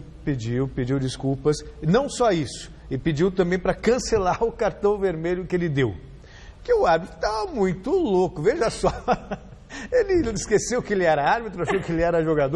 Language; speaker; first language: Portuguese; native; Portuguese